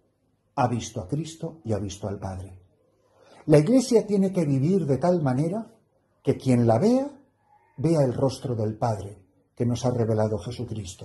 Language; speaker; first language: Spanish; native; Spanish